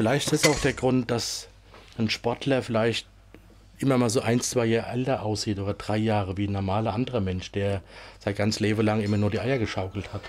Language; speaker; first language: German; native; German